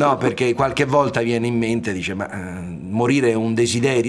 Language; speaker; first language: Italian; native; Italian